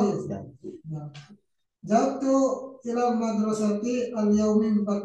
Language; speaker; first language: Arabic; non-native, learner; Indonesian